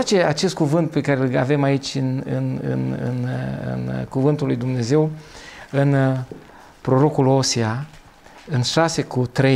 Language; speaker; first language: Romanian; native; Romanian